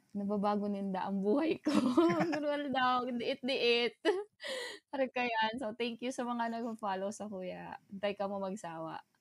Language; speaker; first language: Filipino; non-native, local second language; Bikol